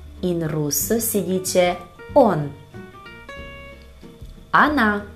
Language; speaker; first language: Italian; non-native, fluent; Russian